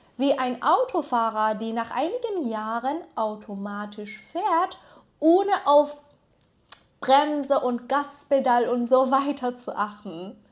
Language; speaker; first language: German; non-native, fluent; Persian